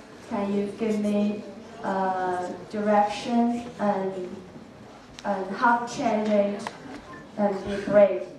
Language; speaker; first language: English; non-native, learner; Chinese